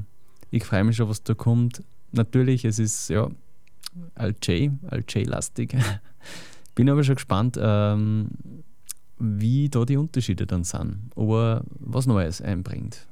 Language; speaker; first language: German; native; German